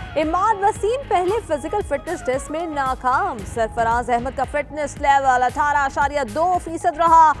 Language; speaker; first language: Urdu; native; Urdu